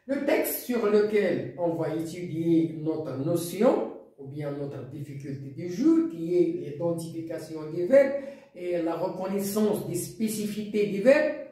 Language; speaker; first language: French; non-native, local second language; Arabic